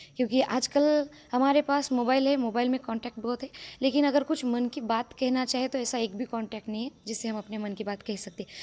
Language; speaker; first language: Hindi; non-native, local second language; Marathi